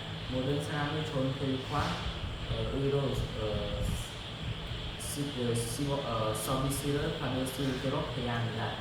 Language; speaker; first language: Korean; non-native, learner; Khmer